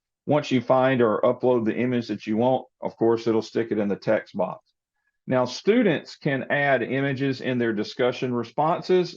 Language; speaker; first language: English; native; English